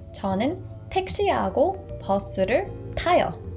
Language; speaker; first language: Korean; non-native, fluent; English